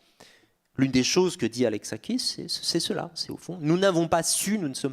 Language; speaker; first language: French; native; French